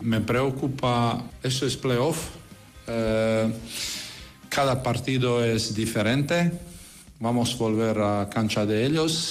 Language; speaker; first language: Spanish; non-native, learner; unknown